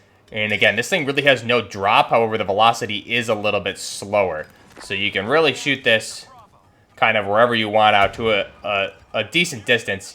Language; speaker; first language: English; native; English